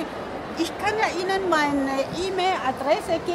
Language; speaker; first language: German; non-native, fluent; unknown